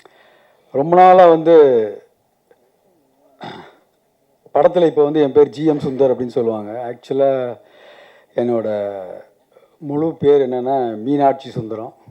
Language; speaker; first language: Tamil; native; Tamil